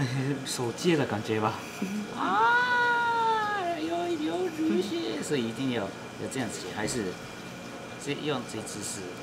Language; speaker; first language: Chinese; non-native, learner; Japanese